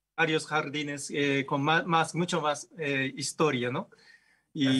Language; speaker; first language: Spanish; non-native, fluent; Japanese